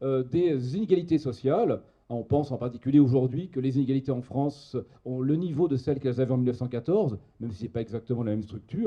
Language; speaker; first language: French; native; French